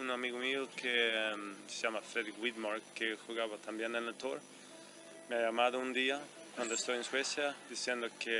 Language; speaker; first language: Spanish; non-native, fluent; Swedish